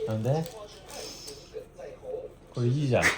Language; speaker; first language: Japanese; non-native, learner; Cantonese